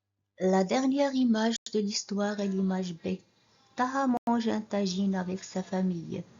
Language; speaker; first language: French; non-native, local second language; Arabic